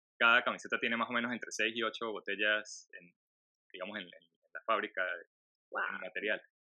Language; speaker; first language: Spanish; native; Spanish